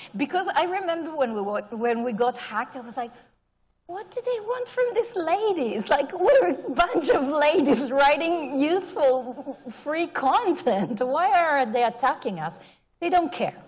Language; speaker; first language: English; non-native, fluent; Italian